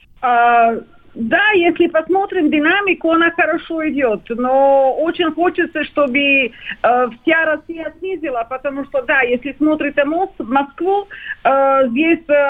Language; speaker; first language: Russian; non-native, fluent; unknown